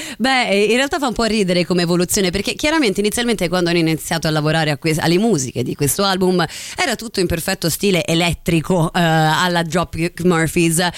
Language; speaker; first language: Italian; native; Italian